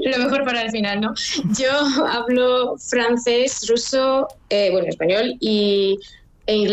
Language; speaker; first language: Spanish; non-native, fluent; French